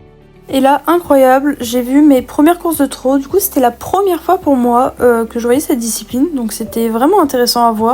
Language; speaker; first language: French; native; French